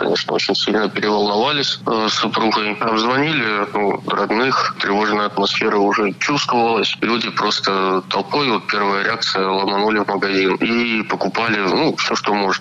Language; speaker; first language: Russian; native; Russian